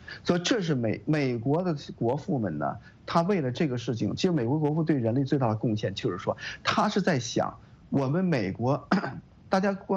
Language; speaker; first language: Chinese; native; Chinese